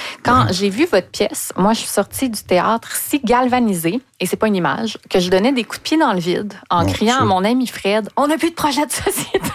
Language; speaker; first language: French; native; French